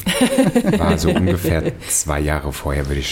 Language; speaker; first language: German; native; German